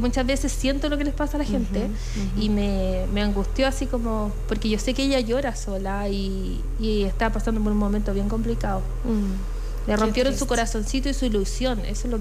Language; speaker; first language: Spanish; native; Spanish